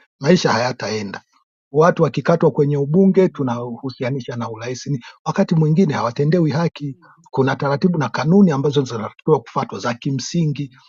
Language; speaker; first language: Swahili; native; Swahili